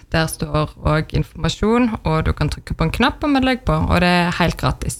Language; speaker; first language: Norwegian; native; Norwegian